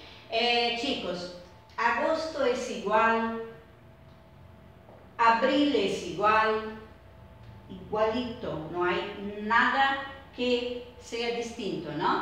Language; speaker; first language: Spanish; non-native, fluent; Portuguese